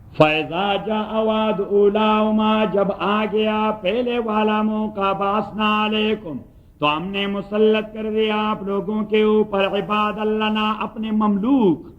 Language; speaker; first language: Urdu; non-native, local second language; Pashto